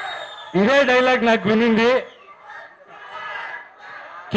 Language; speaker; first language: Telugu; non-native, learner; Kannada